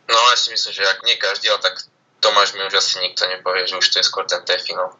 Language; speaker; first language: Slovak; native; Slovak